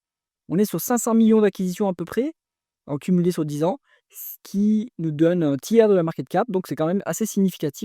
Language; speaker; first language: French; native; French